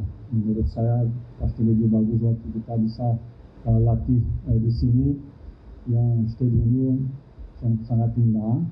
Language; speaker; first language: Indonesian; non-native, fluent; Thai